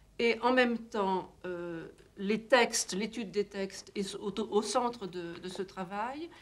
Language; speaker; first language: French; native; French